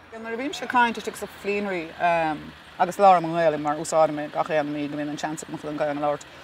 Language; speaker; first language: Irish; native; Irish